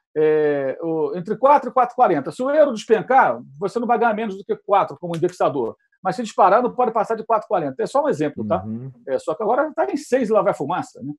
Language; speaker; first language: Portuguese; native; Portuguese